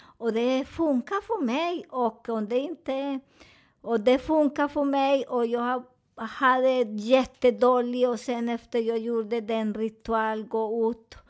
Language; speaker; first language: Swedish; non-native, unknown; Spanish